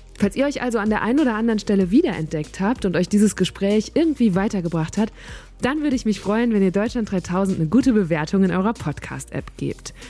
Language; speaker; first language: German; native; German